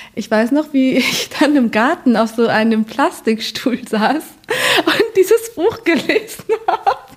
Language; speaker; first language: German; native; German